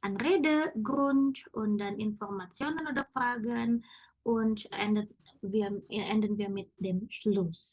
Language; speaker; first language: German; non-native, fluent; Indonesian